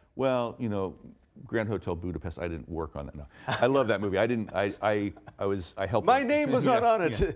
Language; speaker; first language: English; native; English